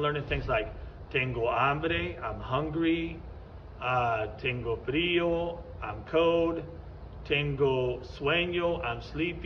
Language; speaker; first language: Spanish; non-native, fluent; English